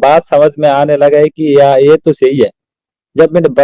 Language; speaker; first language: Hindi; non-native, learner; Bangla